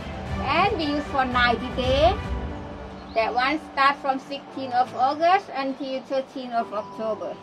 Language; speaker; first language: English; non-native, learner; Thai